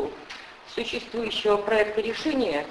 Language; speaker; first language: Russian; native; Russian